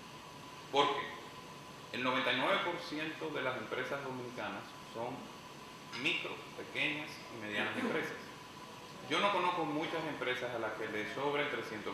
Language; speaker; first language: Spanish; native; Spanish